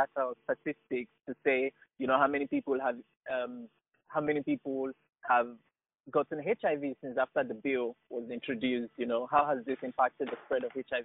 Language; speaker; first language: English; non-native, local second language; Igbo